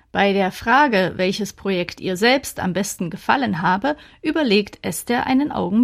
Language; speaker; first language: German; native; German